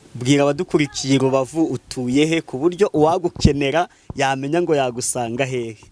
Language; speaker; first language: Kinyarwanda; native; Kinyarwanda